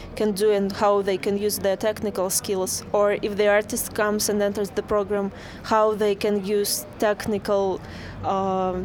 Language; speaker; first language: English; non-native, fluent; Russian